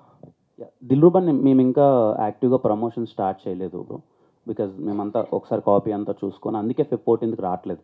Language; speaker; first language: Telugu; native; Telugu